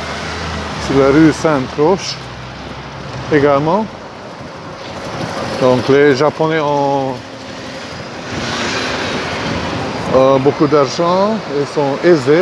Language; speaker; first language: French; non-native, fluent; Hungarian